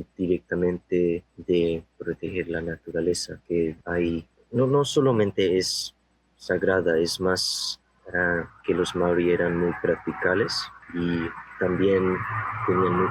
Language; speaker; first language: Spanish; non-native, fluent; English